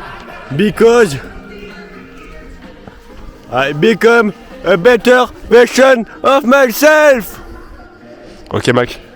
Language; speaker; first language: English; non-native, fluent; French